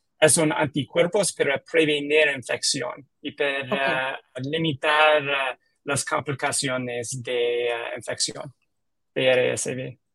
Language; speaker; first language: Spanish; non-native, learner; English